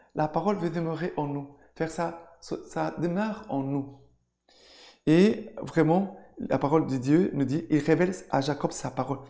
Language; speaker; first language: French; non-native, fluent; Portuguese